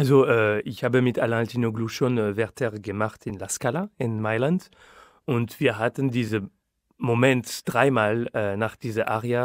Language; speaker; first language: German; non-native, fluent; French